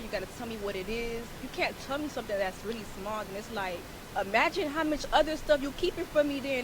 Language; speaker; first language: English; native; English